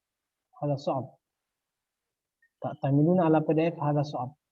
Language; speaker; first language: Arabic; non-native, fluent; Indonesian